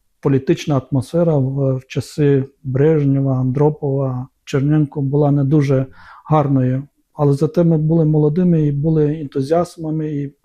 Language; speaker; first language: Ukrainian; non-native, local second language; Romanian